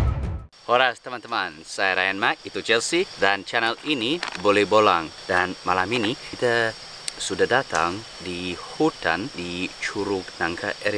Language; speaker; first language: Indonesian; non-native, learner; English